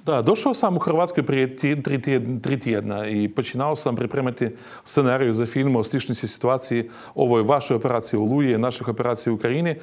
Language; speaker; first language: Croatian; non-native, learner; Ukrainian